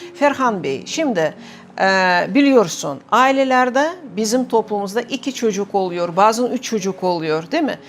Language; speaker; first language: Turkish; non-native, fluent; Russian